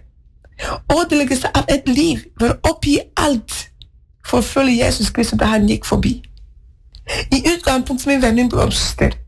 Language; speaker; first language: Norwegian; non-native, fluent; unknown